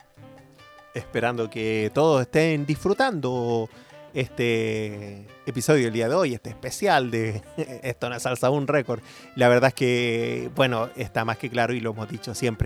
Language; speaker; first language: Spanish; native; Spanish